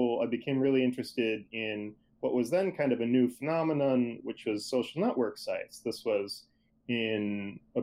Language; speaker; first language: English; native; English